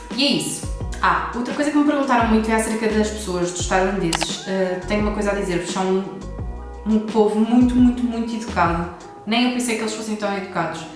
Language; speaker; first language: Portuguese; native; Portuguese